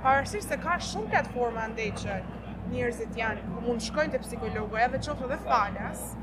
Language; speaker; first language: Albanian; native; Albanian